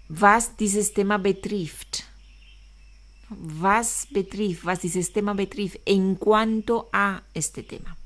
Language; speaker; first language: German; non-native, fluent; Spanish